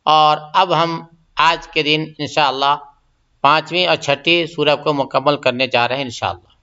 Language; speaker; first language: Urdu; native; Urdu